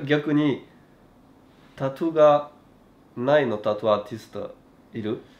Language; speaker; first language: Japanese; non-native, learner; French